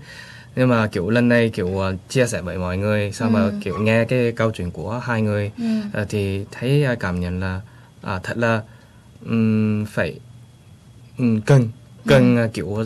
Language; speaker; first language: Vietnamese; early bilingual, heritage; Vietnamese